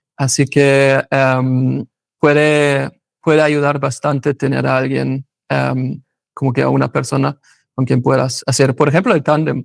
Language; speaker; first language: Spanish; non-native, fluent; German